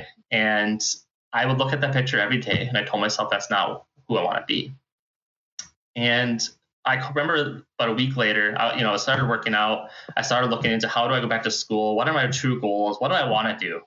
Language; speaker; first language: English; native; English